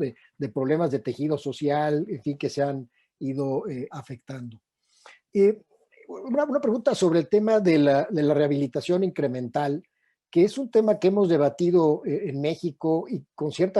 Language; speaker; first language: Spanish; native; Spanish